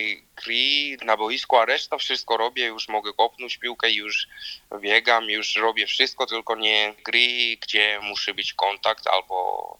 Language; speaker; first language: Polish; non-native, learner; Georgian